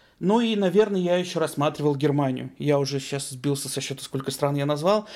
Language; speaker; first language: Russian; native; Russian